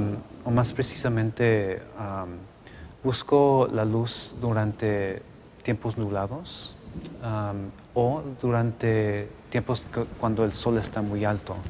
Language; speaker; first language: Spanish; non-native, local second language; English